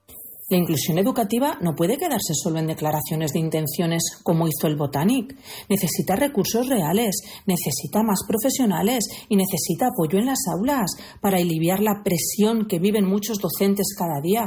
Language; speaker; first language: Spanish; native; Spanish